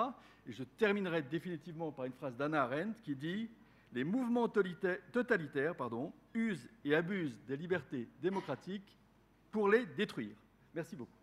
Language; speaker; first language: French; native; French